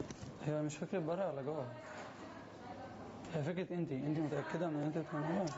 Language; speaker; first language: Arabic; native; Arabic